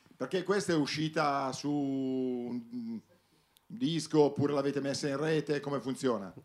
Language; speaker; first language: Italian; native; Italian